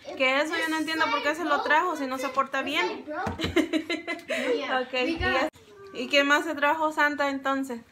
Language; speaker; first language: Spanish; native; Spanish